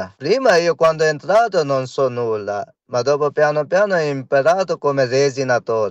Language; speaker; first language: Italian; non-native, learner; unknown